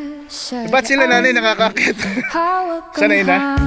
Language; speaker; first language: Filipino; native; Filipino